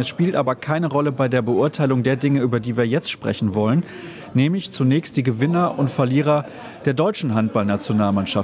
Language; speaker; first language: German; native; German